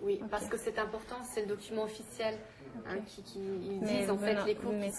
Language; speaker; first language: French; native; French